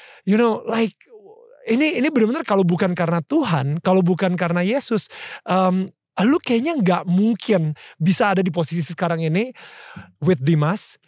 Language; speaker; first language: Indonesian; native; Indonesian